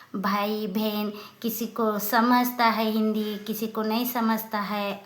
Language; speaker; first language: Hindi; non-native, local second language; Kannada